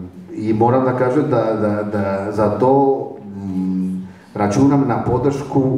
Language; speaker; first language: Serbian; non-native, fluent; Spanish